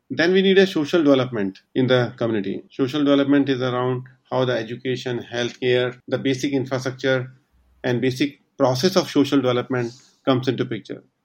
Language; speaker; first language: English; non-native, local second language; Hindi